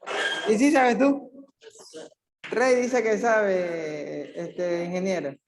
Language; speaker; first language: Spanish; native; Spanish